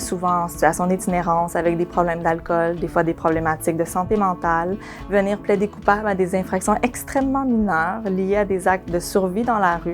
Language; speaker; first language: French; native; French